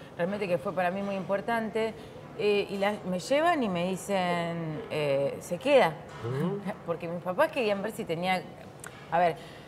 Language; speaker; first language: Spanish; native; Spanish